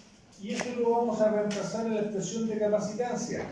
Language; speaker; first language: Spanish; native; Spanish